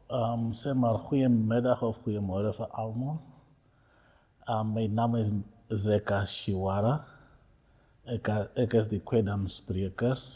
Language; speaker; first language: Afrikaans; non-native, local second language; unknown